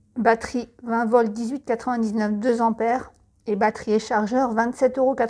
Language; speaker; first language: French; native; French